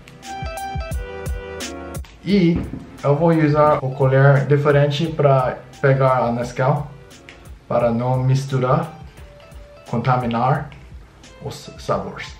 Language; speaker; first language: Portuguese; non-native, learner; English